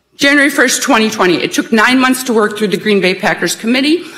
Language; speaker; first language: English; native; English